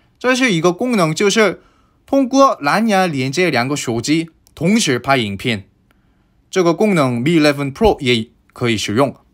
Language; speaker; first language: Chinese; non-native, fluent; Korean